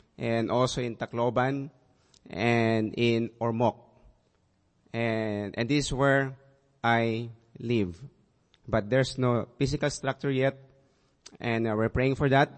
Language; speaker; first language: English; non-native, local second language; Aklanon